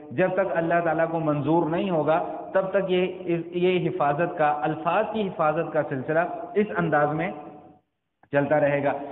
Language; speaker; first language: Urdu; non-native, local second language; Punjabi